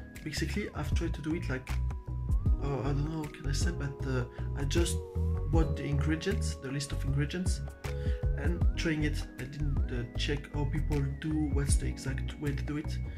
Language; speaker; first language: English; non-native, fluent; French